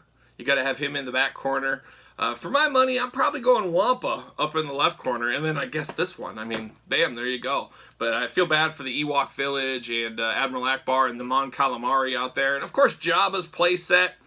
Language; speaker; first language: English; native; English